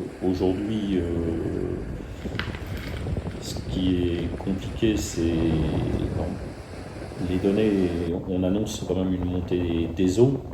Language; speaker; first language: French; native; French